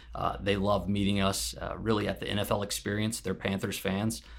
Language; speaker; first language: English; native; English